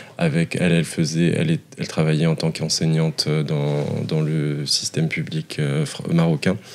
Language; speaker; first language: French; non-native, local second language; Arabic